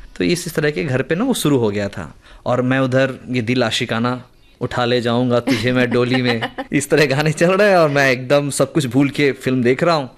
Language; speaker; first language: Hindi; native; Hindi